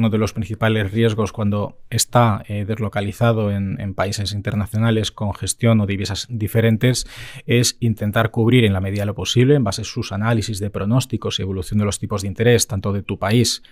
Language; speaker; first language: Spanish; native; Spanish